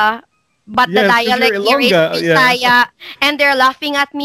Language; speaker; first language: English; non-native, local second language; Hiligaynon